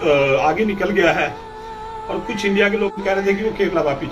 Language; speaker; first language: Hindi; native; Hindi